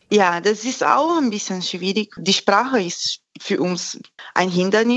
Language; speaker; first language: German; non-native, fluent; Portuguese